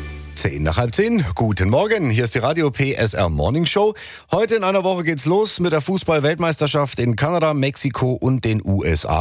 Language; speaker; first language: German; native; German